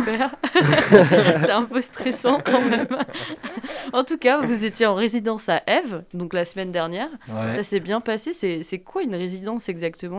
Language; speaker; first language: French; native; French